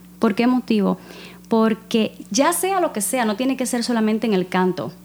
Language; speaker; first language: Spanish; native; Spanish